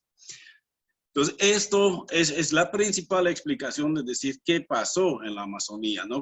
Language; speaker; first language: Spanish; non-native, fluent; Dutch